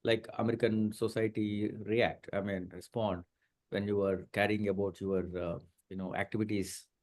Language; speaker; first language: English; non-native, local second language; Telugu